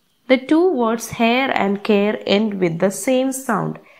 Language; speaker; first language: English; non-native, local second language; Malayalam